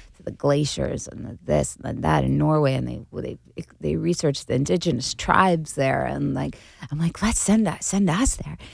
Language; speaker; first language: English; native; English